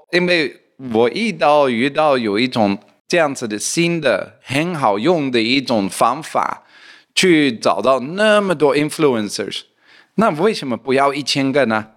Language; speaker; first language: Chinese; non-native, fluent; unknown